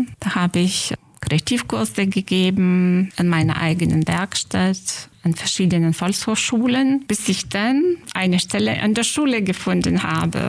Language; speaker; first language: German; non-native, fluent; Lithuanian